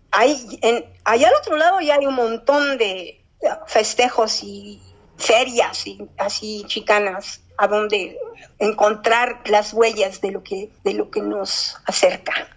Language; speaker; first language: Spanish; early bilingual, heritage; Spanish